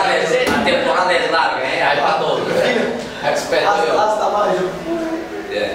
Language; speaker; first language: Italian; non-native, learner; Portuguese